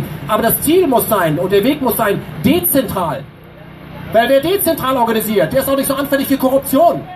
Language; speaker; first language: German; native; German